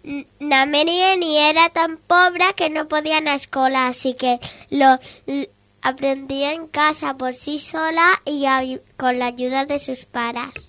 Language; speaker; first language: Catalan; non-native, local second language; Spanish